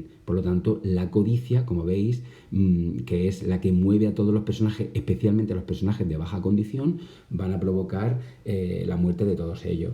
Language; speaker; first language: Spanish; native; Spanish